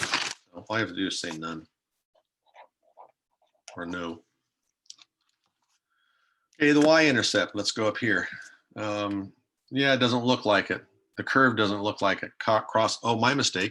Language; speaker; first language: English; native; English